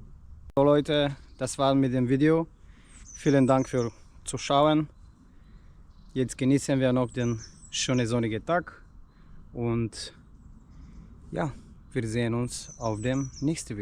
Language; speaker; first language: German; non-native, learner; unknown